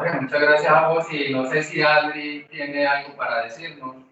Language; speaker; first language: Spanish; native; Spanish